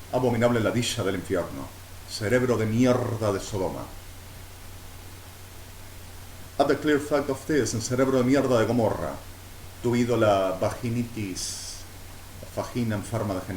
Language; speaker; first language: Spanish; native; Spanish